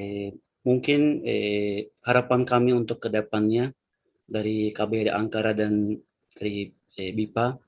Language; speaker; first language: Indonesian; non-native, learner; Turkish